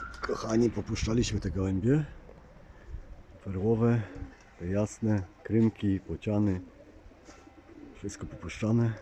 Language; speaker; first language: Polish; native; Polish